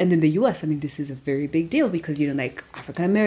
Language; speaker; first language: English; non-native, local second language; Kinyarwanda